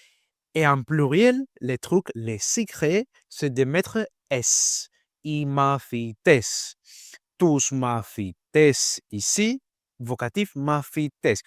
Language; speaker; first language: French; non-native, learner; Greek